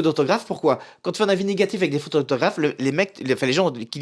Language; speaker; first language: French; native; French